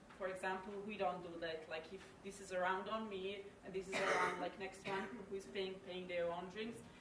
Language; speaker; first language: English; non-native, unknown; Serbian